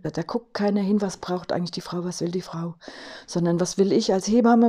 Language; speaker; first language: German; native; German